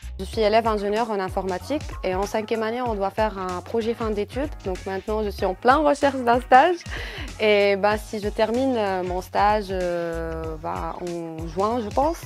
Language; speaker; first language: French; non-native, local second language; Arabic